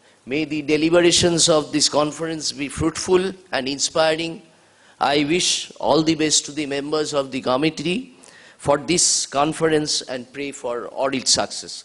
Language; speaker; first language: English; non-native, local second language; Bangla